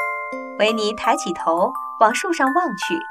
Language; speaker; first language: Chinese; native; Chinese